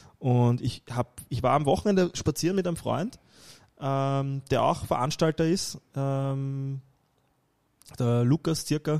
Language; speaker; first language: German; native; German